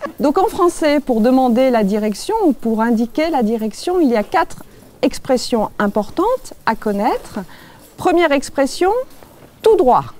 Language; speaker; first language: French; native; French